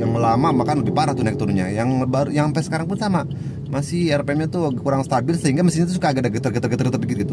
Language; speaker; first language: Indonesian; native; Indonesian